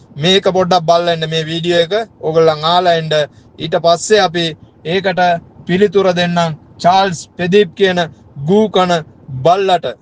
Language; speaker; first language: Sinhala; native; Sinhala